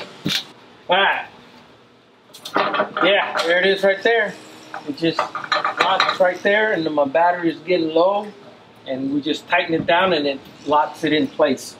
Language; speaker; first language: English; native; English